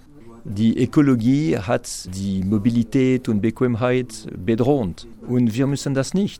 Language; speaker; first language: German; non-native, fluent; French